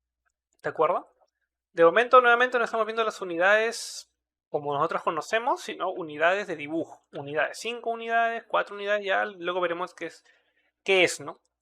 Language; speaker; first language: Spanish; native; Spanish